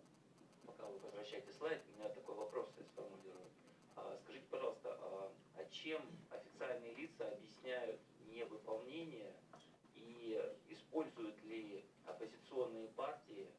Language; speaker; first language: Russian; native; Russian